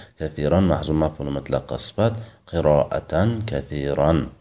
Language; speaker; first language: Arabic; non-native, fluent; Uzbek